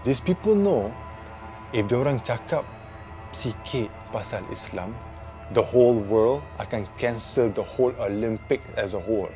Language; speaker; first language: English; non-native, local second language; Malay